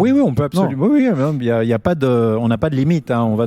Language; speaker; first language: French; native; French